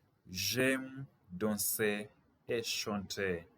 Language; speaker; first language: French; non-native, fluent; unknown